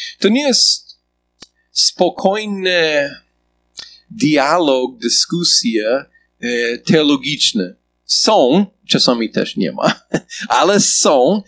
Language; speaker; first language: Polish; non-native, fluent; English